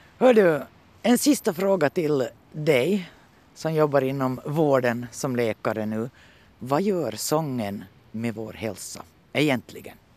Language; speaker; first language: Swedish; native; Swedish